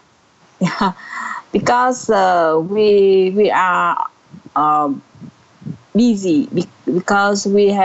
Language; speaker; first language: English; non-native, learner; Vietnamese